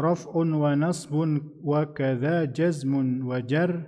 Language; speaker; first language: Arabic; non-native, fluent; Indonesian